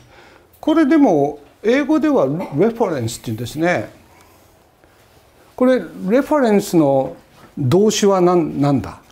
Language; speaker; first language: Japanese; native; Japanese